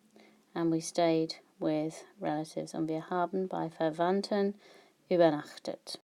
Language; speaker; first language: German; non-native, fluent; English